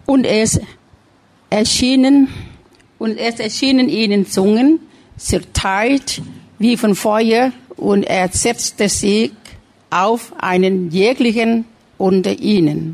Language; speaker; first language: German; non-native, learner; Thai